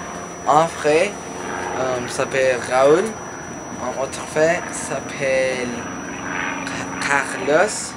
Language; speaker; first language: French; non-native, learner; Spanish